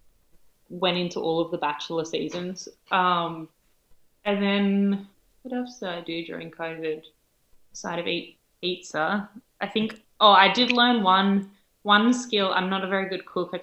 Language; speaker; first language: English; native; English